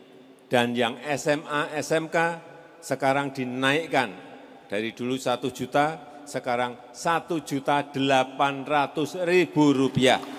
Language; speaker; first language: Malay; non-native, local second language; Javanese